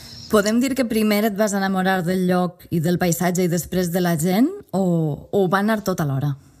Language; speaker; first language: Catalan; native; Catalan